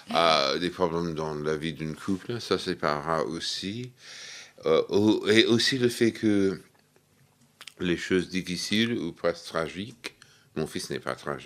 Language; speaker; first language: French; non-native, fluent; English